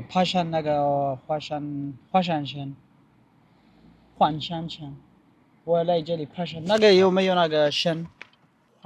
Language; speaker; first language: Chinese; non-native, fluent; Amharic